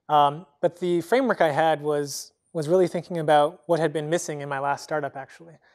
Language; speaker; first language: English; native; English